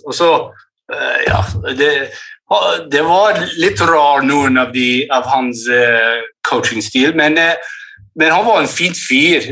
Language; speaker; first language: Norwegian; early bilingual, heritage; English